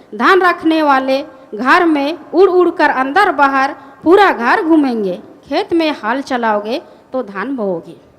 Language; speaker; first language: Hindi; non-native, local second language; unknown